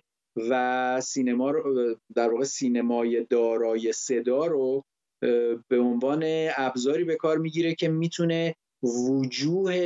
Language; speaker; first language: Persian; native; Persian